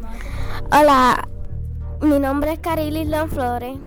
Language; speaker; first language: Spanish; early bilingual, other home language; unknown